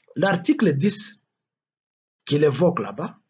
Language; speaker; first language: French; non-native, local second language; Swahili